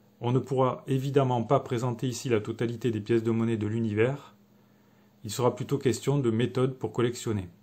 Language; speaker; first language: French; native; French